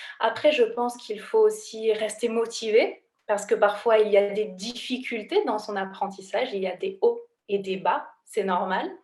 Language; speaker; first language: French; native; French